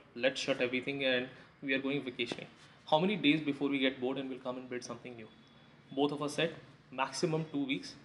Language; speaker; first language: English; non-native, local second language; Hindi